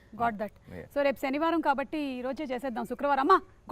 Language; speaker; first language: Telugu; native; Telugu